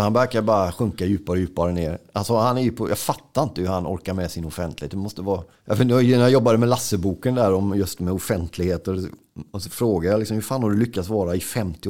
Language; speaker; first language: Swedish; native; Swedish